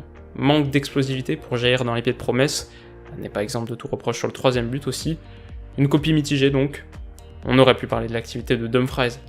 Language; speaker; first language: French; native; French